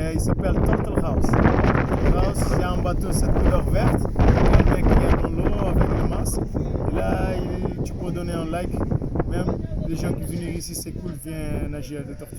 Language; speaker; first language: French; non-native, fluent; Kabuverdianu